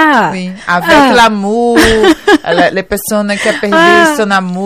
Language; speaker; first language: French; non-native, learner; Portuguese